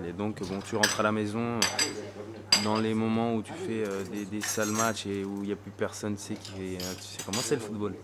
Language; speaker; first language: French; native; French